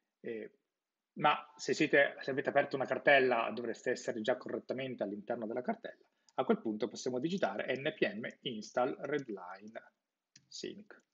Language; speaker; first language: Italian; native; Italian